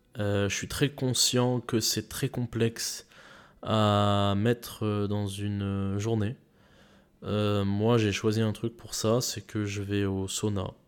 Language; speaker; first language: French; native; French